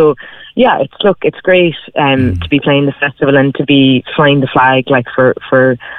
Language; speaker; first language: English; native; English